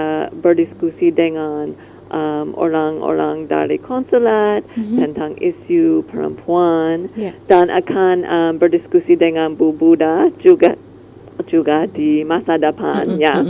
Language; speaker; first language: Indonesian; non-native, learner; English